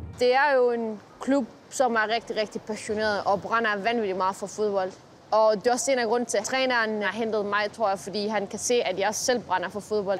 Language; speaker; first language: Danish; early bilingual, other home language; Persian